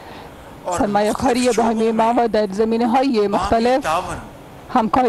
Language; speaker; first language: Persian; non-native, learner; Urdu